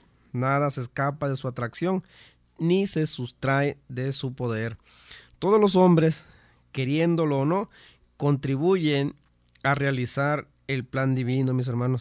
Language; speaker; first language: Spanish; native; Spanish